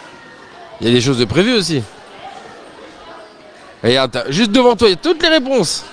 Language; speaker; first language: French; native; French